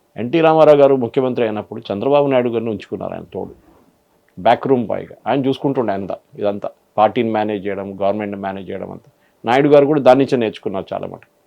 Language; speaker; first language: Telugu; non-native, fluent; Malayalam